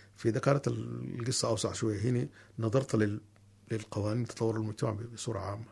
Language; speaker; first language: Arabic; native; Arabic